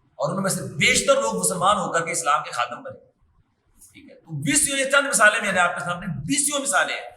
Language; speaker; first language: Urdu; non-native, local second language; Punjabi